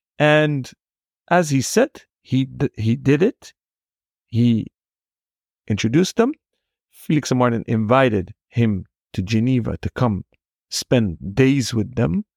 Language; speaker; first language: English; non-native, fluent; Hebrew